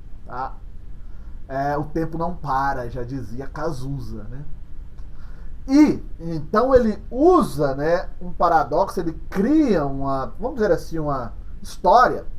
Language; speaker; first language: Portuguese; native; Portuguese